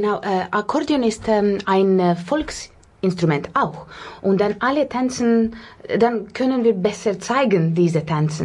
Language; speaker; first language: German; non-native, fluent; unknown